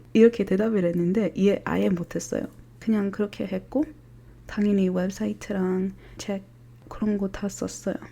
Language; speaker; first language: Korean; non-native, fluent; English